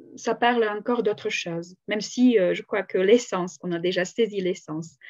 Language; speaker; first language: French; non-native, fluent; Slovak